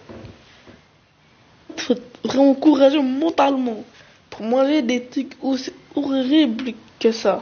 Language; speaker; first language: French; early bilingual, other home language; Arabic